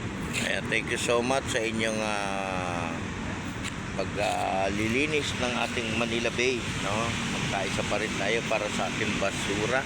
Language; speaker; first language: Filipino; native; Filipino